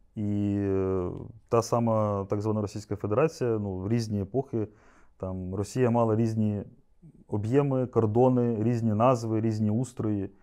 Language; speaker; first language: Ukrainian; native; Ukrainian